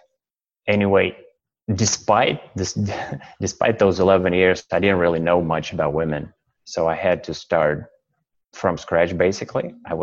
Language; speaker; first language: English; non-native, fluent; Russian